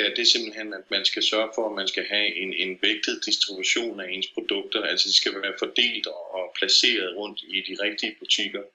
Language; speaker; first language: Danish; native; Danish